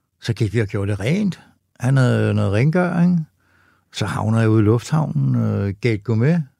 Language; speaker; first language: Danish; native; Danish